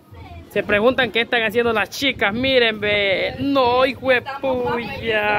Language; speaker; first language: Spanish; native; Spanish